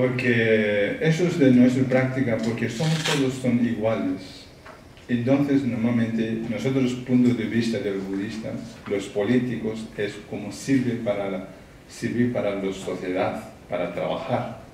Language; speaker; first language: Spanish; non-native, learner; Tibetan